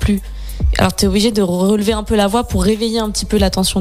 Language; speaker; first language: French; native; French